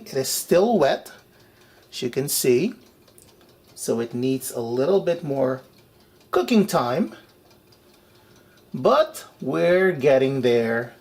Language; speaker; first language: English; non-native, fluent; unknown